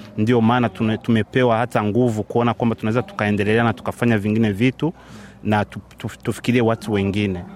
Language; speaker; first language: Swahili; non-native, local second language; Rundi